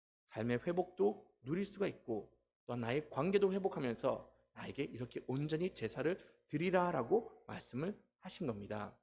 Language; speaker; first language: Korean; native; Korean